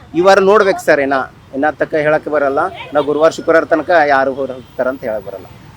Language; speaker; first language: Kannada; native; Kannada